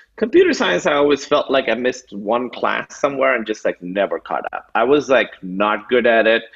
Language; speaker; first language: English; non-native, local second language; Urdu